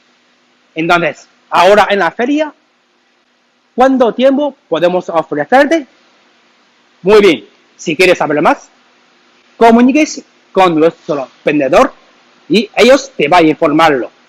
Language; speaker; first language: Spanish; non-native, learner; Chinese